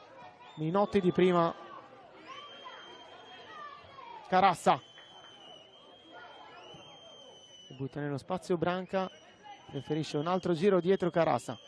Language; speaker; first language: Italian; native; Italian